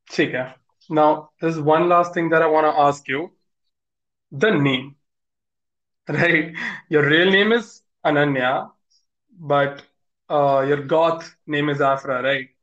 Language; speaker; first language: English; non-native, local second language; Hindi